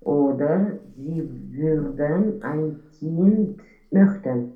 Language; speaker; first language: German; non-native, learner; Romanian